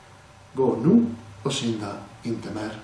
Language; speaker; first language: Swedish; non-native, fluent; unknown